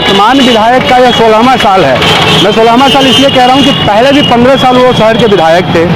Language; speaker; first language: Hindi; native; Hindi